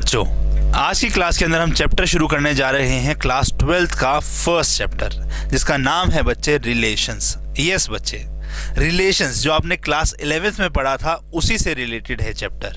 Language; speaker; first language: Hindi; native; Hindi